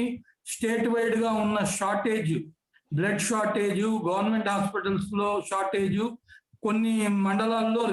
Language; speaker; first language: Telugu; native; Telugu